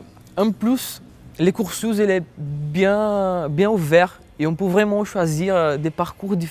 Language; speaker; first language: French; non-native, fluent; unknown